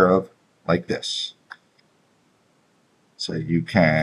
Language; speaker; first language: English; native; English